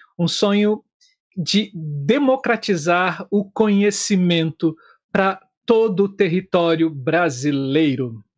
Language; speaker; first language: Portuguese; native; Portuguese